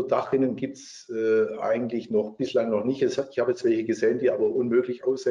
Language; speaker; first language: German; native; German